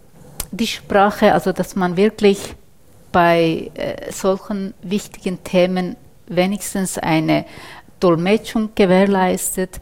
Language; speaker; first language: German; non-native, fluent; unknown